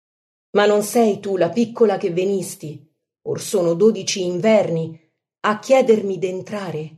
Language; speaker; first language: Italian; native; Italian